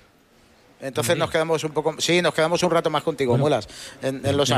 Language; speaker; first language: Spanish; native; Spanish